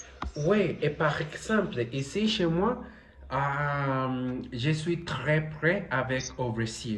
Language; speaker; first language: French; non-native, learner; Spanish